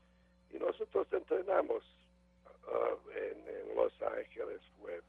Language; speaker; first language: Spanish; non-native, learner; Serbian